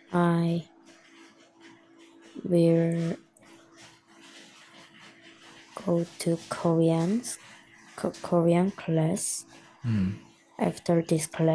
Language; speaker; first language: English; non-native, learner; Korean